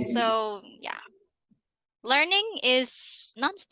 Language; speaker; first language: English; non-native, fluent; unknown